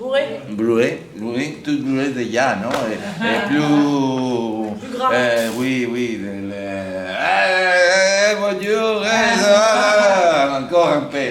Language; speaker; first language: French; non-native, fluent; Spanish